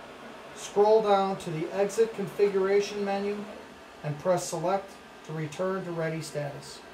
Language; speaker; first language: English; native; English